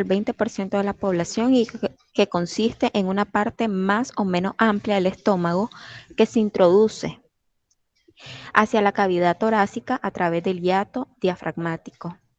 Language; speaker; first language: Spanish; native; Spanish